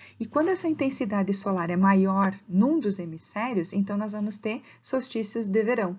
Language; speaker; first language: Portuguese; native; Portuguese